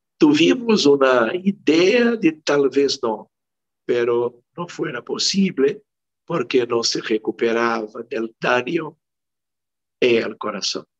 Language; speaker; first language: Spanish; non-native, local second language; Portuguese